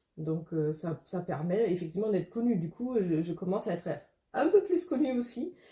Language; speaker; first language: French; non-native, fluent; German